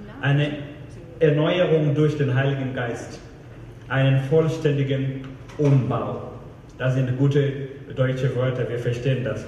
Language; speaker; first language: German; non-native, fluent; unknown